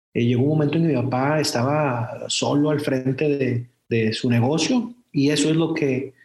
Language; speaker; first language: Spanish; native; Spanish